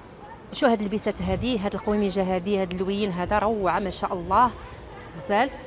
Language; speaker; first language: Arabic; native; Arabic